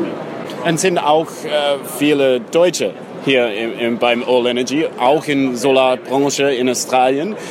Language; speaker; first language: German; non-native, learner; English